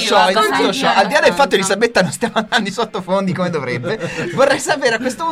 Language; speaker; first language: Italian; native; Italian